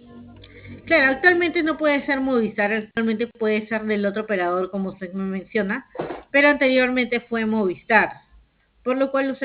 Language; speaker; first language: Spanish; native; Spanish